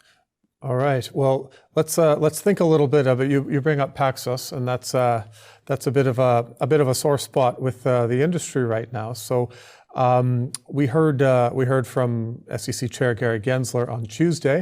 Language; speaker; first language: English; native; English